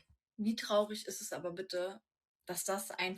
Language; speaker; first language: German; native; German